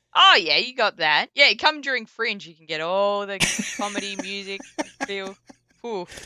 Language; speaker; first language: English; native; English